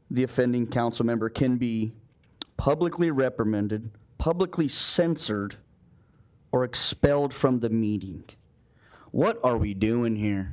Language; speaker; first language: English; native; English